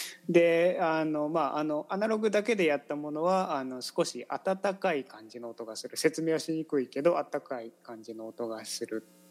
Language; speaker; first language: Japanese; native; Japanese